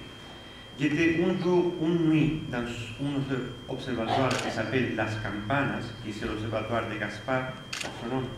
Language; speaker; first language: French; non-native, fluent; Spanish